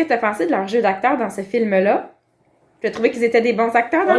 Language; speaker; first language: French; native; French